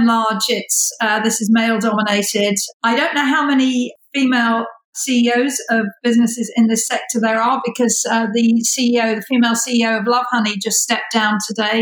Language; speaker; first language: English; native; English